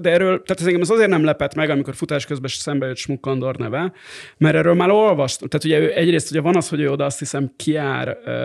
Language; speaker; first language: Hungarian; native; Hungarian